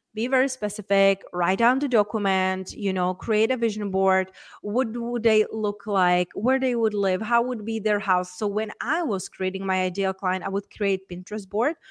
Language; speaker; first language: English; non-native, fluent; Czech